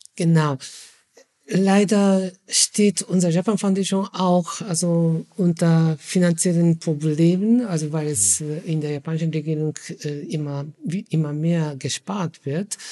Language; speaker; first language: German; non-native, fluent; Japanese